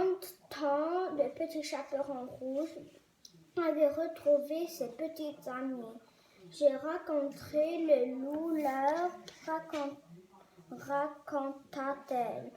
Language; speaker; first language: French; non-native, learner; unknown